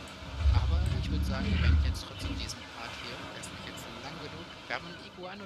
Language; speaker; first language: German; native; German